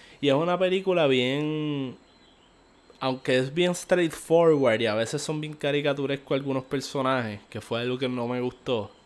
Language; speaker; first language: Spanish; native; Spanish